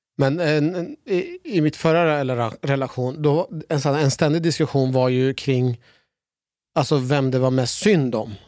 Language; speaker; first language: Swedish; early bilingual, other home language; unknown